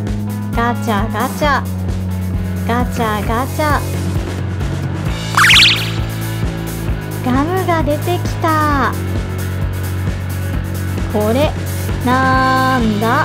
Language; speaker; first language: Japanese; native; Japanese